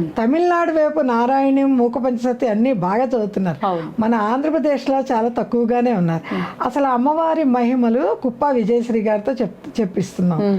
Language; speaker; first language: Telugu; native; Telugu